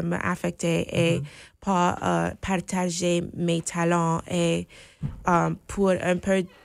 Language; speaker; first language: French; non-native, fluent; English